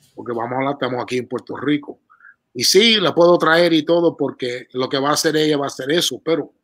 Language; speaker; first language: Spanish; early bilingual, heritage; Spanish